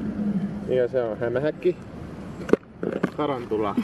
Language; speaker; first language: Finnish; non-native, learner; English